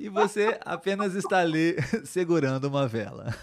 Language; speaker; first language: Portuguese; non-native, learner; Spanish